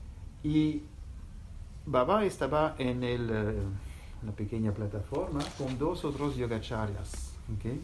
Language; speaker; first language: Spanish; non-native, fluent; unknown